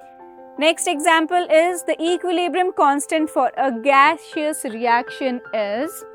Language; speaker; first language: English; non-native, local second language; Hindi